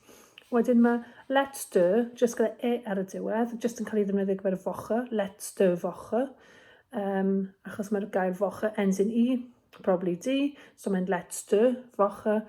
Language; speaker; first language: Welsh; native; Welsh